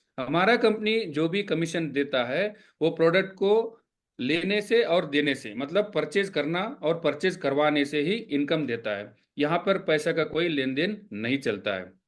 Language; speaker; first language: Hindi; non-native, local second language; Kannada